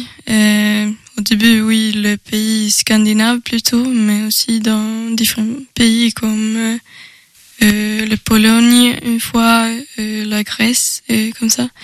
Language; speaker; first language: French; non-native, learner; Swedish